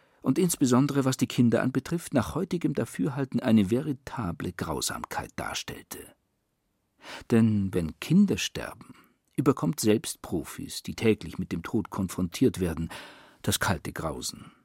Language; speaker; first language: German; native; German